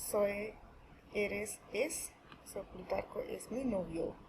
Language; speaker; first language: Spanish; non-native, fluent; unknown